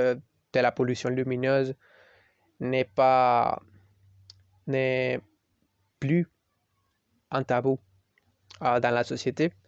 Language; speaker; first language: French; non-native, learner; Spanish